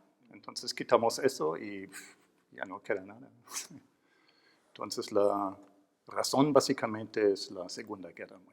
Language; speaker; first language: Spanish; non-native, fluent; German